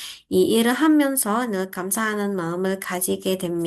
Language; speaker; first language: Korean; non-native, fluent; Indonesian